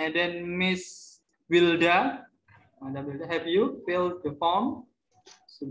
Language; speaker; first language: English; non-native, learner; Indonesian